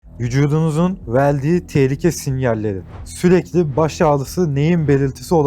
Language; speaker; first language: Turkish; native; Turkish